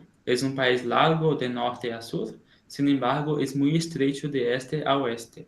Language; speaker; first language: Spanish; non-native, learner; Portuguese